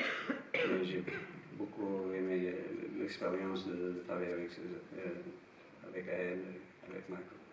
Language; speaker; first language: French; non-native, fluent; English